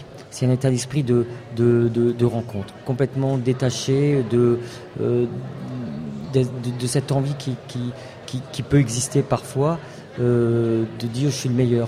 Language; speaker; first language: French; native; French